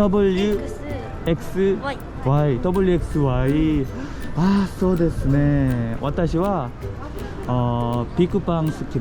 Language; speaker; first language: Japanese; non-native, learner; Korean